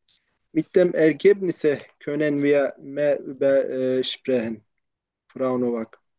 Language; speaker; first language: German; non-native, learner; Turkish